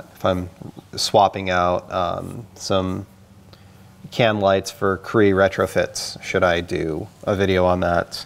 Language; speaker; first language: English; native; English